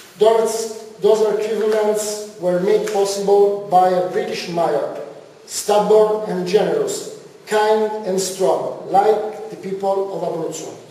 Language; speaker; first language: English; non-native, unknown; Italian